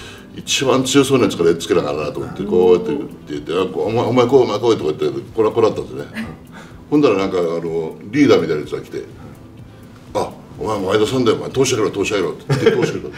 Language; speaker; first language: Japanese; native; Japanese